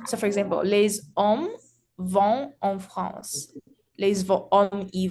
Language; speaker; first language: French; non-native, learner; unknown